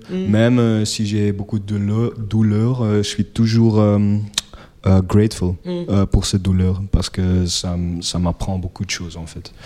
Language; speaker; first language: French; non-native, local second language; Dutch